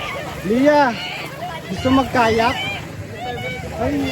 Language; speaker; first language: Filipino; native; Filipino